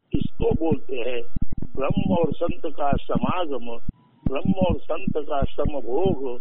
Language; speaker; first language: Hindi; non-native, local second language; Marathi